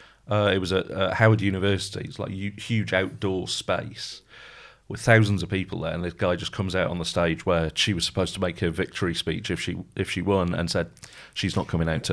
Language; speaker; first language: English; native; English